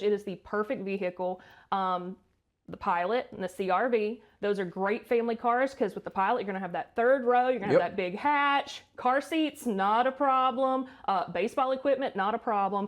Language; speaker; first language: English; native; English